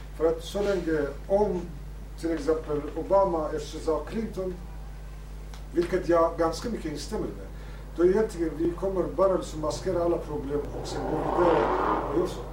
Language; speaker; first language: Swedish; non-native, fluent; Kurdish